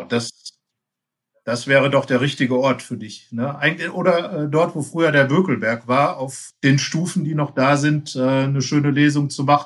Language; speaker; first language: German; native; German